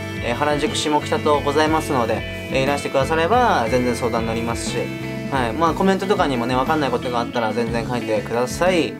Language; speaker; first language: Japanese; native; Japanese